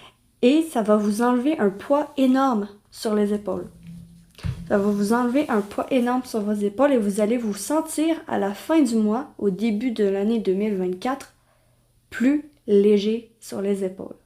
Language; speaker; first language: French; native; French